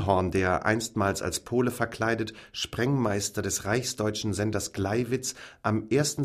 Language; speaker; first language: German; native; German